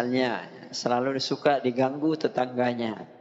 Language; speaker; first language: Indonesian; native; Indonesian